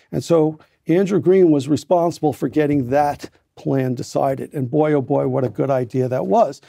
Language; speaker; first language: English; native; English